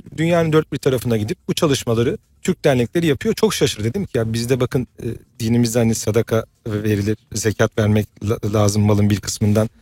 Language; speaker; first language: Turkish; native; Turkish